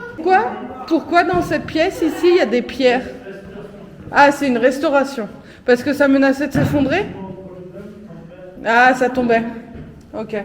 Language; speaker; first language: French; native; French